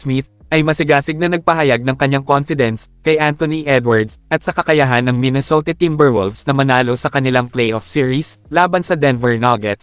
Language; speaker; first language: Filipino; native; Filipino